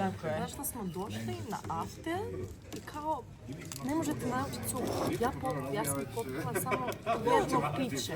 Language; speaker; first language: Croatian; native; Croatian